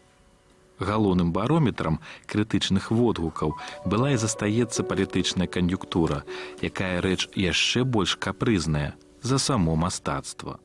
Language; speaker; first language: Belarusian; native; Belarusian